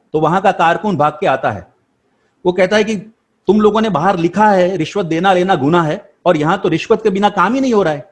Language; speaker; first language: Hindi; non-native, local second language; Gujarati